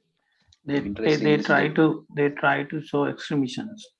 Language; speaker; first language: English; non-native, learner; Sinhala